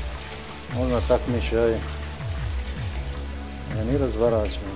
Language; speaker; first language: Russian; non-native, fluent; Italian